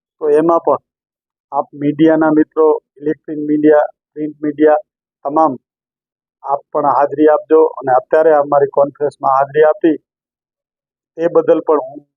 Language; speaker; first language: Gujarati; native; Gujarati